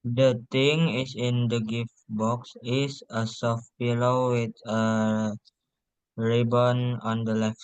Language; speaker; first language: English; non-native, learner; Indonesian